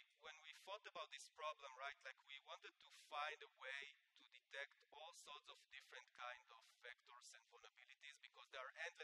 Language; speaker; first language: English; non-native, fluent; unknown